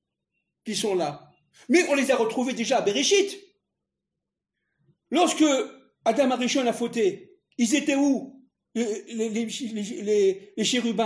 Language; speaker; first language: French; native; French